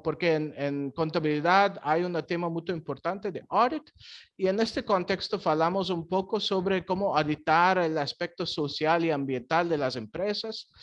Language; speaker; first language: Spanish; non-native, fluent; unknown